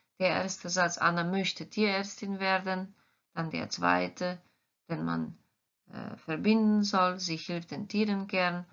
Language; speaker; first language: German; non-native, fluent; Croatian